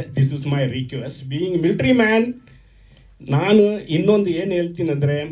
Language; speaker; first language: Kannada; non-native, learner; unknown